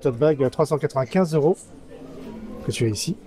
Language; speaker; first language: French; native; French